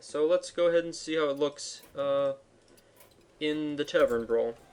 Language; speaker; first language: English; native; English